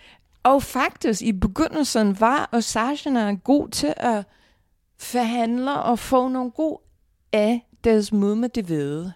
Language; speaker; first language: Danish; non-native, fluent; English